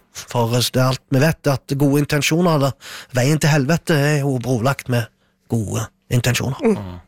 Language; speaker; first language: Norwegian; early bilingual, other home language; Arabic